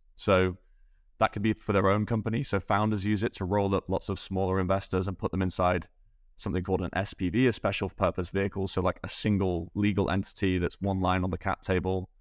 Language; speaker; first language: English; native; English